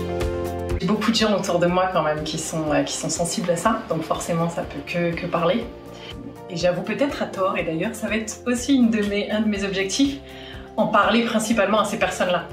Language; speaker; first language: French; native; French